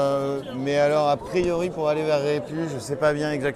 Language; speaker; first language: French; native; French